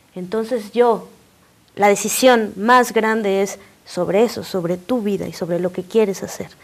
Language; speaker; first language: Spanish; native; Spanish